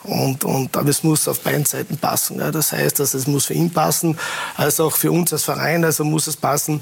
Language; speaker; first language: German; native; German